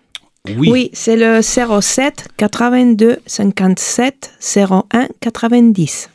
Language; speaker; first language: French; non-native, fluent; Spanish